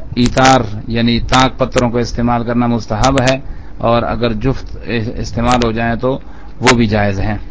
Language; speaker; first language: Urdu; non-native, local second language; Pashto